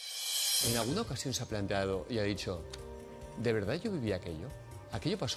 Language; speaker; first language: Spanish; native; Spanish